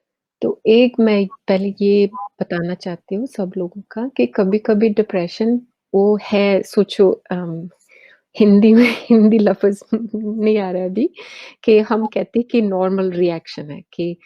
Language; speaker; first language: Hindi; early bilingual, heritage; Hindi